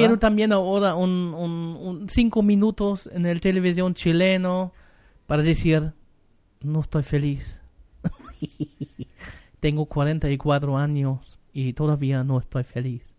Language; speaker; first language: Spanish; non-native, learner; German